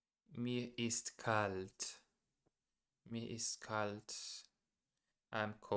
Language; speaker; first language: German; non-native, learner; English